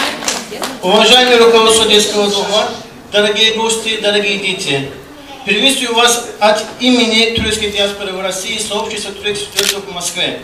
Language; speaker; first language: Russian; non-native, fluent; Turkish